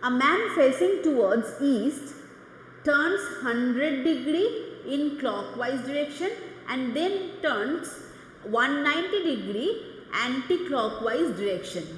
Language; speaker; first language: English; non-native, local second language; Bangla